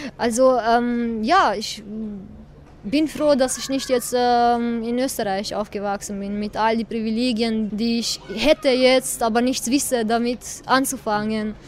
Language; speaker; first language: German; non-native, fluent; Albanian